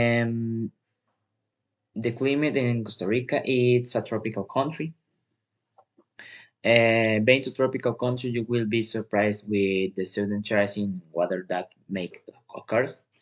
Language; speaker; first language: English; non-native, learner; Spanish